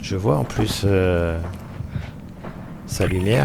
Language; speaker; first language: French; native; French